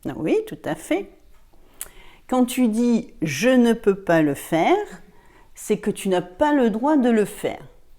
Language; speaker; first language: French; native; French